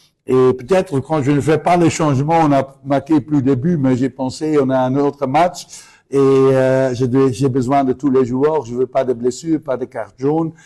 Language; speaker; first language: French; non-native, fluent; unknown